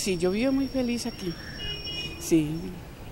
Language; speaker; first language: Spanish; native; Spanish